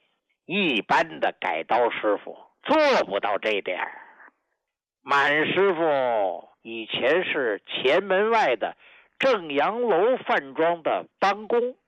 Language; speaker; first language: Chinese; native; Chinese